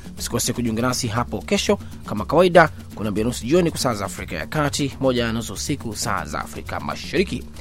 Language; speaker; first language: Swahili; native; Swahili